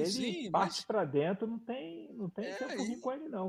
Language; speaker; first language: Portuguese; native; Portuguese